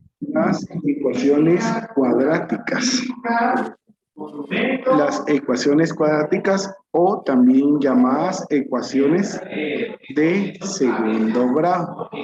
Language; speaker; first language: Spanish; native; Spanish